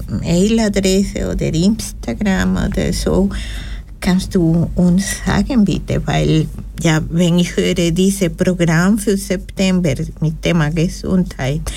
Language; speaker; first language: German; non-native, learner; Spanish